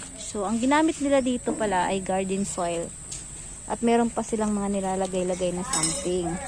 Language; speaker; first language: Filipino; non-native, local second language; Bikol